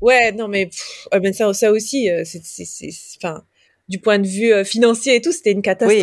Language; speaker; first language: French; native; French